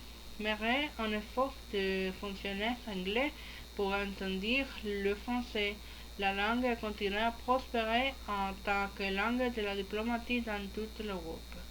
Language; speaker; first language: French; non-native, learner; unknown